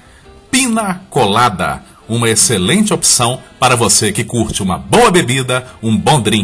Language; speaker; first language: Portuguese; native; Portuguese